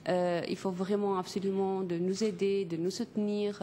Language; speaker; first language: French; non-native, fluent; Kurdish